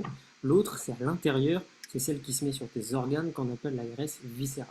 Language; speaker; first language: French; native; French